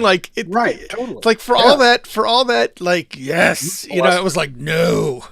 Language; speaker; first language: English; native; English